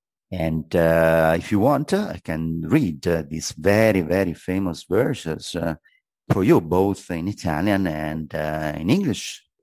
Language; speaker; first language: English; non-native, fluent; Italian